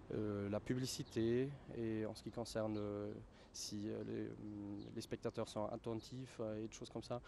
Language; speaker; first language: French; non-native, fluent; German